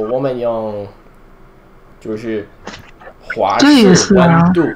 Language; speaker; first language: Chinese; non-native, fluent; English